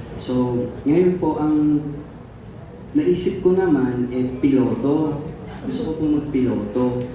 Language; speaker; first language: Filipino; native; Filipino